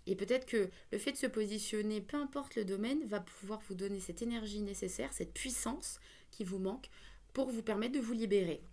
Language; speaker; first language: French; native; French